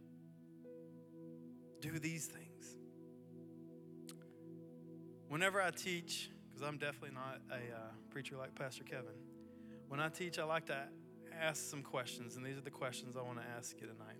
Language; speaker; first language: English; native; English